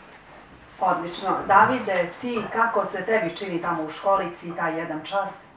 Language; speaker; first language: Croatian; native; Croatian